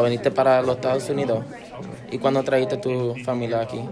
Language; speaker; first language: Spanish; early bilingual, heritage; Spanish